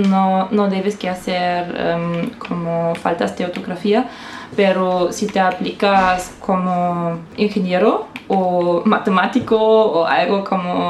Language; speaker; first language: Spanish; non-native, fluent; German